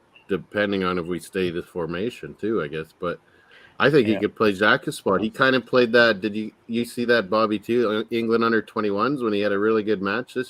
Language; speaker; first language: English; native; English